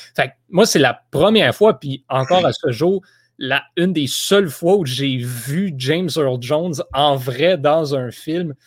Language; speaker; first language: French; native; French